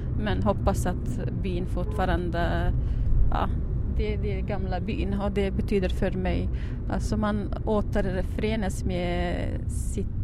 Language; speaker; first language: Swedish; non-native, fluent; Arabic